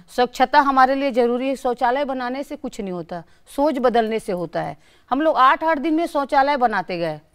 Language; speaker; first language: Hindi; native; Hindi